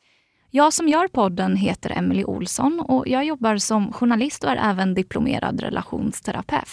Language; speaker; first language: Swedish; native; Swedish